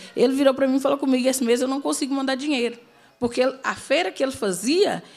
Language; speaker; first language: Portuguese; native; Portuguese